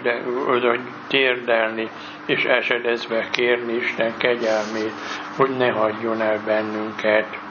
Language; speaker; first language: Hungarian; native; Hungarian